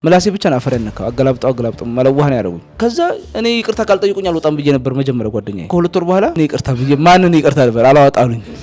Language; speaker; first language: Amharic; non-native, local second language; Afar